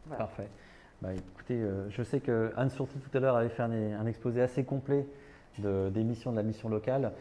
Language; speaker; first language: French; native; French